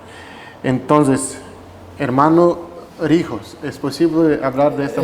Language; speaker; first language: Spanish; non-native, fluent; Russian